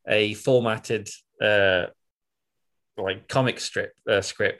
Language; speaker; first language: English; native; English